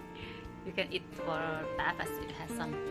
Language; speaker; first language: English; non-native, learner; Chinese